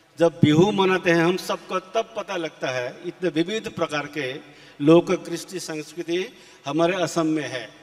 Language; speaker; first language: Hindi; non-native, local second language; Assamese